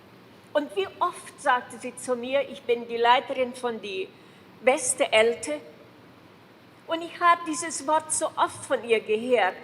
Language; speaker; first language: German; early bilingual, heritage; German